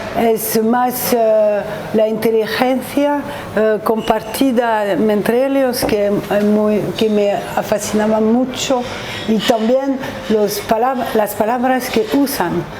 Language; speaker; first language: Spanish; non-native, learner; French